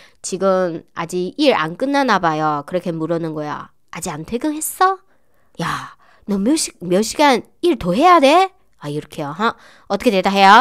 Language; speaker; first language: Korean; non-native, fluent; Chinese